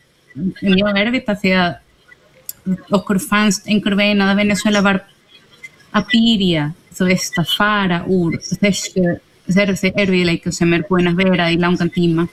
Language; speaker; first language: Icelandic; non-native, fluent; Spanish